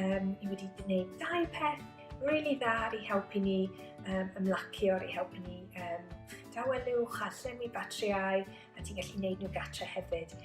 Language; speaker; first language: Welsh; non-native, local second language; English